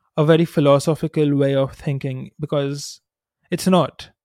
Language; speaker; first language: English; non-native, local second language; Hindi